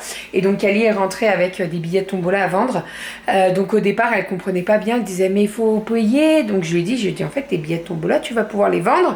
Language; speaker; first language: French; native; French